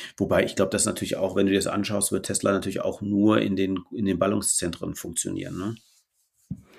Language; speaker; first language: German; native; German